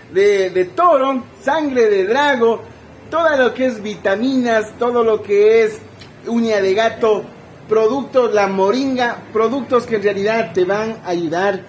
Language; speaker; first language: Spanish; native; Spanish